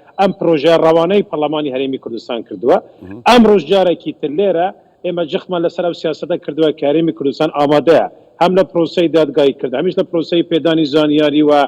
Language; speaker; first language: Central Kurdish; non-native, local second language; Kurdish